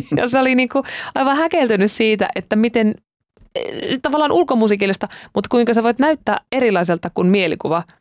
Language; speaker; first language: Finnish; native; Finnish